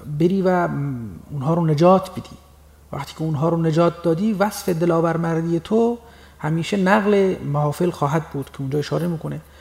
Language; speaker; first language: Persian; non-native, local second language; Baluchi